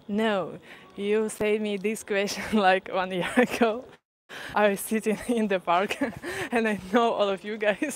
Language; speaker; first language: English; non-native, fluent; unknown